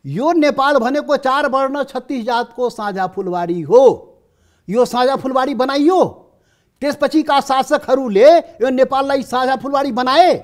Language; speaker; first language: Nepali; non-native, local second language; Maithili